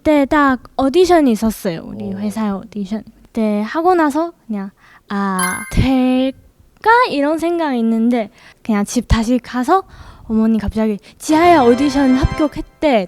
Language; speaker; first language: Korean; non-native, learner; English